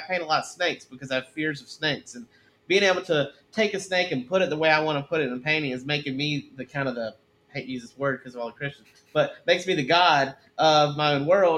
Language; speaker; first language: English; native; English